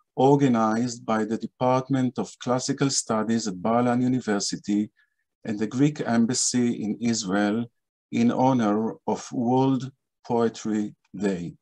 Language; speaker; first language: English; non-native, fluent; Hebrew